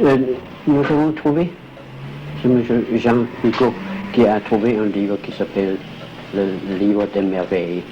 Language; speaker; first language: French; non-native, fluent; Danish